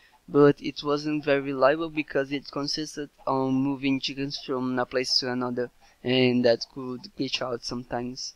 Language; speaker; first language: English; non-native, fluent; Portuguese